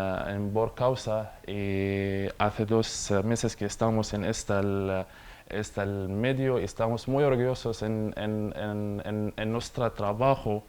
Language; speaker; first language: Spanish; non-native, learner; Arabic